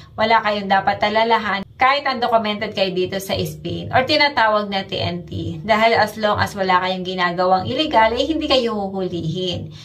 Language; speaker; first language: Filipino; native; Filipino